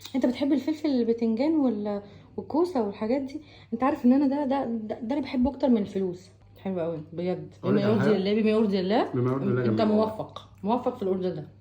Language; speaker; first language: Arabic; native; Arabic